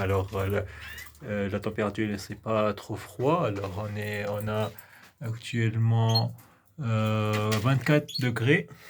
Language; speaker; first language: French; non-native, local second language; Arabic